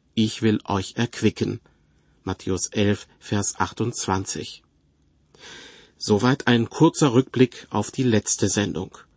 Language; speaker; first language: German; native; German